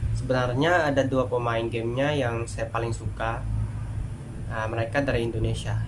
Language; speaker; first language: Indonesian; non-native, fluent; Filipino